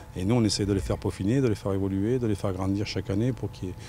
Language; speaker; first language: French; native; French